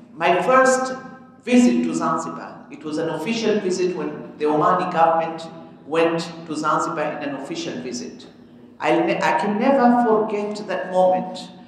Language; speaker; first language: English; early bilingual, other home language; Arabic